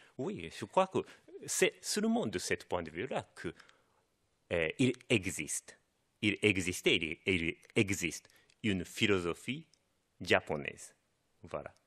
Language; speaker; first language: French; non-native, fluent; Japanese